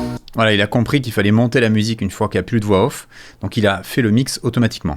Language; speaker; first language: French; native; French